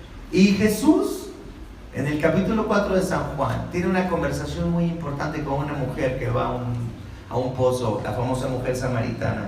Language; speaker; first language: Spanish; native; Spanish